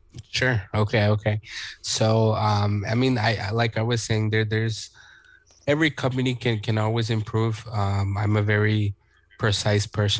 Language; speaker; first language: English; early bilingual, other home language; Spanish